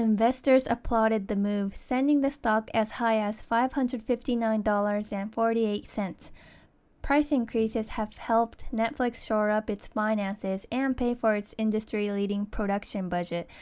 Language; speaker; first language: English; early bilingual, other home language; Japanese